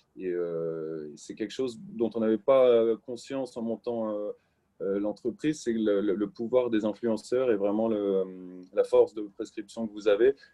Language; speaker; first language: French; native; French